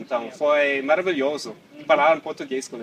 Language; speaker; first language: Portuguese; non-native, fluent; English